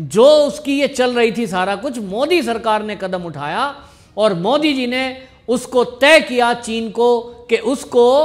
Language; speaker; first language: Hindi; native; Hindi